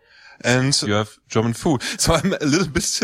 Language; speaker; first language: English; non-native, fluent; German